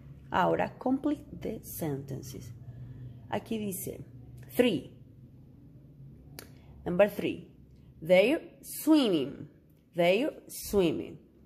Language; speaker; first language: English; non-native, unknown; Spanish